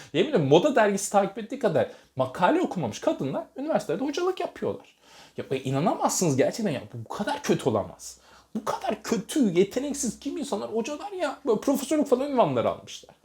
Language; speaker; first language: Turkish; native; Turkish